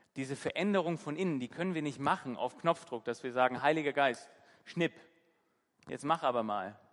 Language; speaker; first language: German; native; German